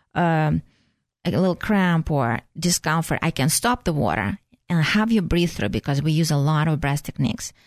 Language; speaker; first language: English; non-native, fluent; Russian